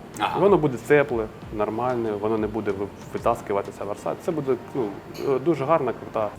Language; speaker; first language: Ukrainian; non-native, local second language; Russian